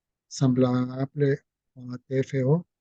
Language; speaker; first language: French; non-native, fluent; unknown